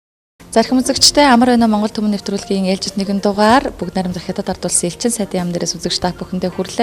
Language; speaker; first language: Mongolian; native; Mongolian